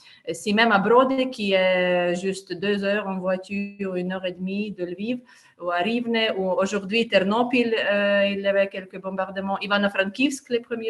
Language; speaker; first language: French; non-native, fluent; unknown